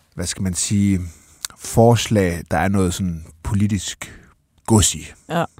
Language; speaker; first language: Danish; native; Danish